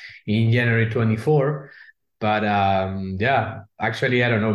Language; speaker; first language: English; non-native, fluent; Spanish